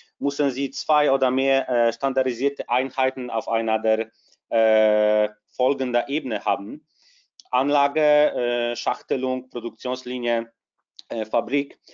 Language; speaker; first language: German; non-native, fluent; Polish